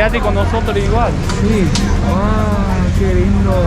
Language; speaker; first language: Spanish; non-native, learner; Japanese